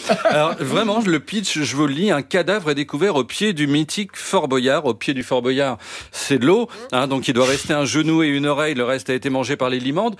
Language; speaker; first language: French; native; French